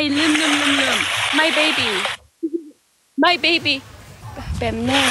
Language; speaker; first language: English; non-native, learner; Thai